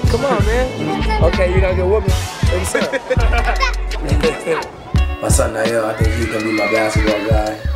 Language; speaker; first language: English; native; English